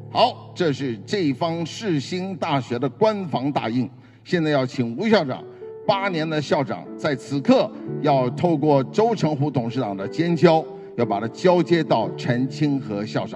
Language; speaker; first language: Chinese; native; Chinese